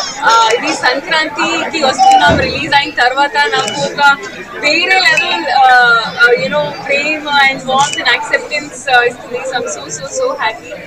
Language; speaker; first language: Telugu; non-native, learner; Hindi